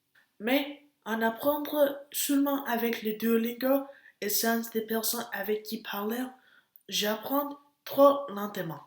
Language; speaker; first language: French; non-native, learner; English